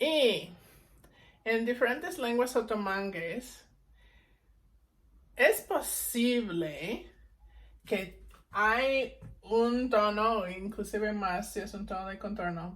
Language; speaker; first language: Spanish; non-native, fluent; English